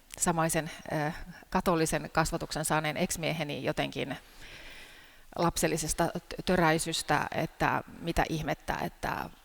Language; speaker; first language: Finnish; native; Finnish